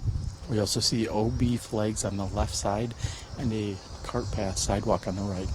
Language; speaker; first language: English; native; English